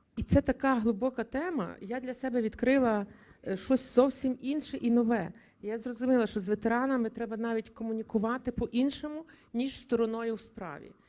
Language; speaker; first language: Ukrainian; native; Ukrainian